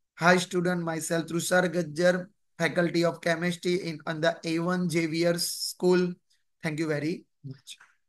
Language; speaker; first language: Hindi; non-native, local second language; Gujarati